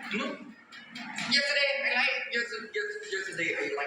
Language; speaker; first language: English; non-native, learner; Thai